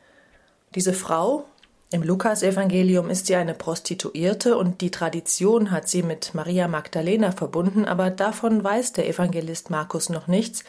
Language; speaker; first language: German; native; German